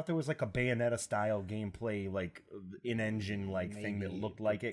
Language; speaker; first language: English; native; English